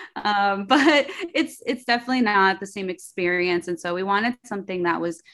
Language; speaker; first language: English; early bilingual, other home language; Spanish